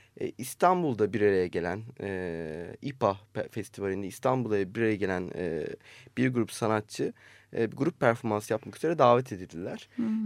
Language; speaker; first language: Turkish; native; Turkish